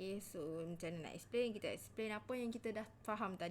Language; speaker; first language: Malay; native; Malay